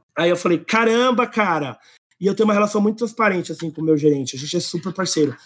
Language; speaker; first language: Portuguese; native; Portuguese